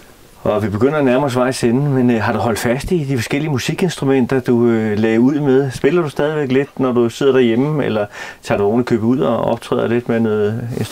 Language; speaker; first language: Danish; native; Danish